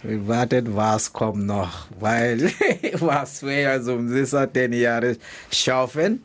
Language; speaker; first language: German; non-native, learner; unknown